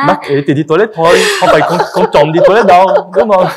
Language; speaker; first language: Vietnamese; early bilingual, heritage; French